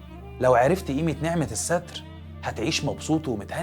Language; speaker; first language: Arabic; native; Arabic